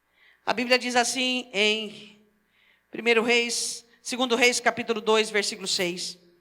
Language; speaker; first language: Portuguese; native; Portuguese